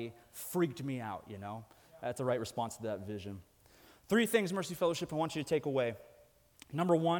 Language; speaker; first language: English; native; English